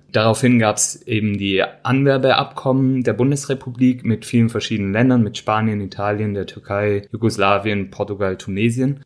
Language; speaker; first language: German; early bilingual, other home language; Turkish